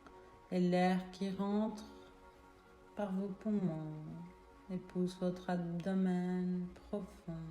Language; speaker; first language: French; native; French